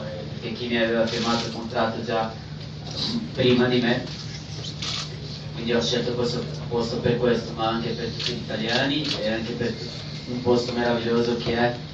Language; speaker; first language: Italian; non-native, fluent; Portuguese